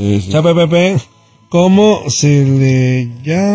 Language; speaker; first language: Spanish; native; Spanish